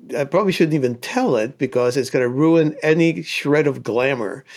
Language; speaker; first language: English; early bilingual, other home language; Spanish